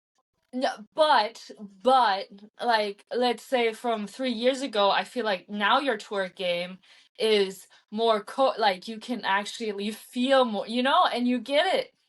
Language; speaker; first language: English; early bilingual, heritage; English